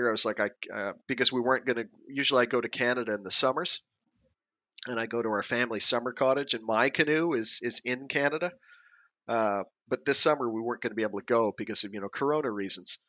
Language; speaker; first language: English; native; English